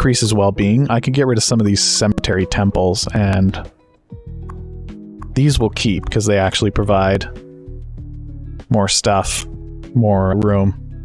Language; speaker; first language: English; native; English